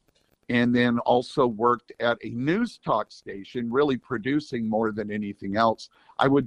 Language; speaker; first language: English; native; English